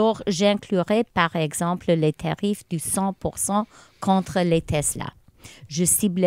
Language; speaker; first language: French; non-native, local second language; English